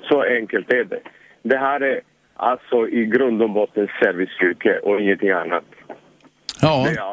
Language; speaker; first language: Swedish; non-native, fluent; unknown